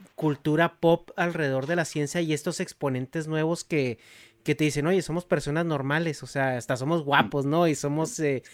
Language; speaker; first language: Spanish; native; Spanish